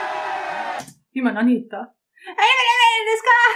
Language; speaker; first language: Japanese; non-native, learner; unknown